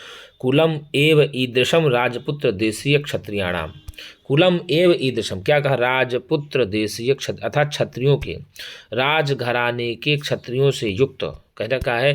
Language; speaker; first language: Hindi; native; Hindi